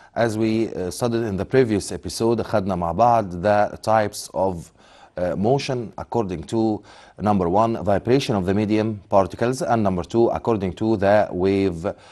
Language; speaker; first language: English; non-native, fluent; Arabic